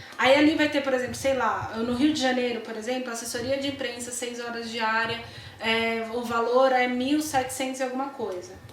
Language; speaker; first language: Portuguese; native; Portuguese